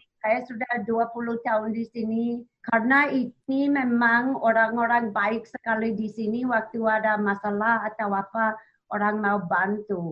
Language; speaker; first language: Indonesian; non-native, learner; English